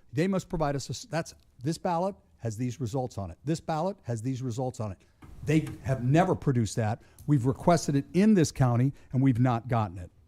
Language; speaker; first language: English; native; English